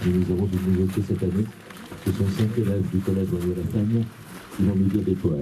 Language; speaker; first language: French; native; French